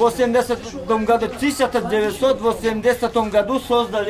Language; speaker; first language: Russian; non-native, local second language; Tajik